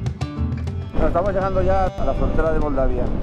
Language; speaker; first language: Spanish; native; Spanish